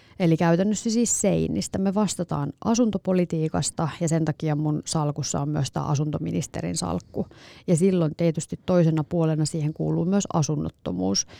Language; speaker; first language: Finnish; native; Finnish